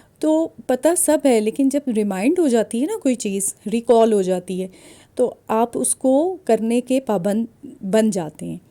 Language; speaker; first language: Urdu; non-native, local second language; Punjabi